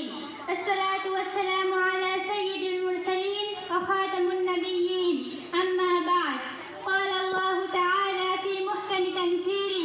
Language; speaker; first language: Arabic; non-native, learner; Bangla